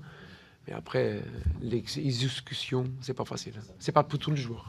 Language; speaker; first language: French; non-native, learner; Portuguese